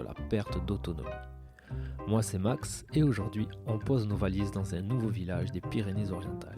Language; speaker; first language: French; native; French